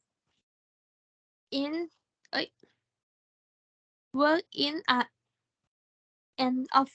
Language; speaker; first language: English; non-native, learner; Thai